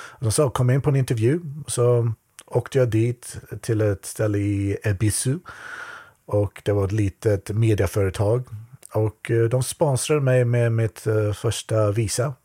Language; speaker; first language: Swedish; native; Swedish